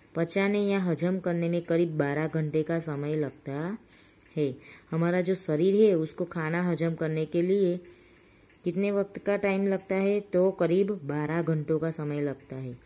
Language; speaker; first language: Hindi; non-native, local second language; Gujarati